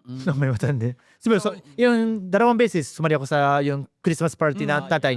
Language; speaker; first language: Filipino; non-native, fluent; Japanese